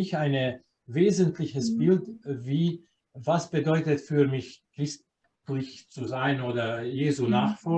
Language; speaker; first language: German; non-native, fluent; Croatian